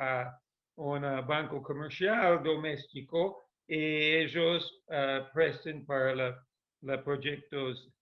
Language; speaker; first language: Spanish; non-native, fluent; English